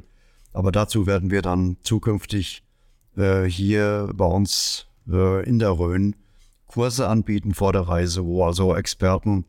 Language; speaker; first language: German; native; German